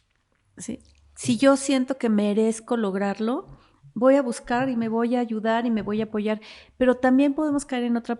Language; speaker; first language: Spanish; native; Spanish